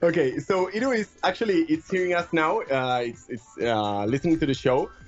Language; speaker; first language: English; non-native, fluent; Spanish